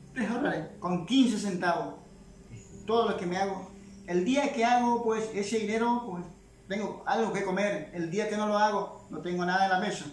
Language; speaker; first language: Spanish; native; Spanish